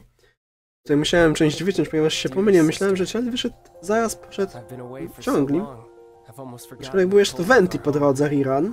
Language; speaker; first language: Polish; native; Polish